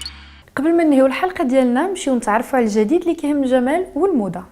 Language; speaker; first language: Arabic; native; Arabic